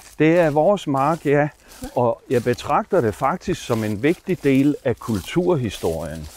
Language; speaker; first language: Danish; native; Danish